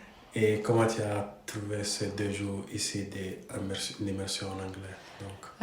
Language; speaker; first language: French; non-native, fluent; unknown